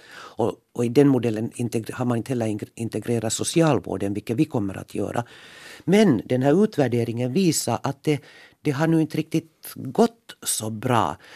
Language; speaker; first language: Swedish; native; Swedish